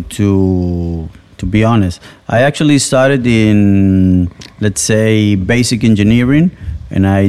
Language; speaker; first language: English; non-native, fluent; Spanish